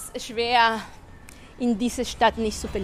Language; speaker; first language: German; non-native, fluent; Spanish